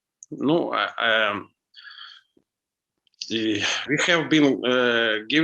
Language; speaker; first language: English; non-native, learner; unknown